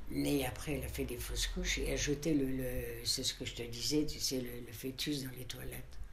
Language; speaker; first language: French; native; French